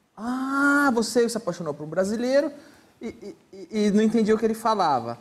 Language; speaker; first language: Portuguese; native; Portuguese